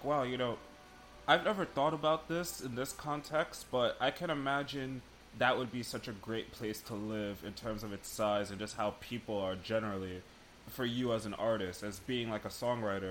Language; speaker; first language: English; native; English